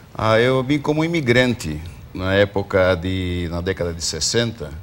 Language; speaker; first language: Portuguese; early bilingual, other home language; Greek